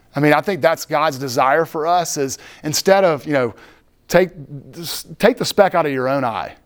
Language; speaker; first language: English; native; English